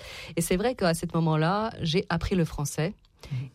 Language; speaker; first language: French; non-native, fluent; Serbian